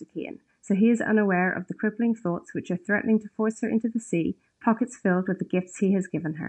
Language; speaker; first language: English; native; English